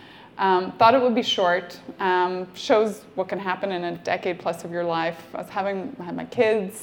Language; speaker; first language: English; native; English